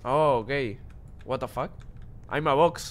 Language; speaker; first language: English; non-native, learner; Spanish